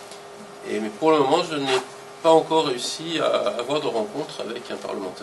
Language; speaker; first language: French; native; French